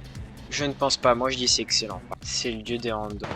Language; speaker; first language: French; native; French